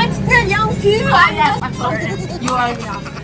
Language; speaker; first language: English; non-native, learner; Japanese